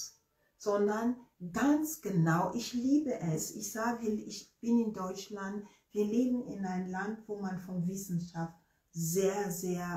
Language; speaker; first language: German; non-native, fluent; Ewe